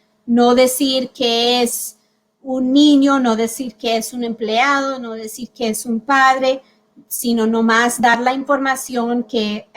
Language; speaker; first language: Spanish; early bilingual, heritage; Spanish